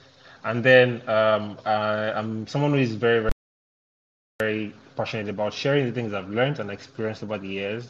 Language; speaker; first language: English; non-native, local second language; Yoruba